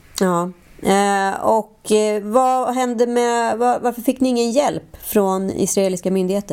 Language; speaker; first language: Swedish; native; Swedish